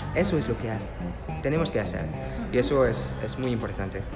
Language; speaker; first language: Spanish; non-native, learner; French